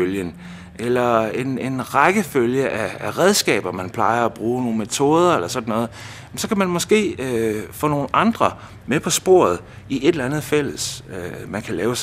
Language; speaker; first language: Danish; native; Danish